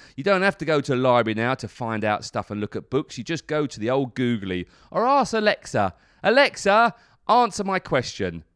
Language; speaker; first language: English; native; English